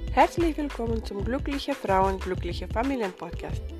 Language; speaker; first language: German; non-native, fluent; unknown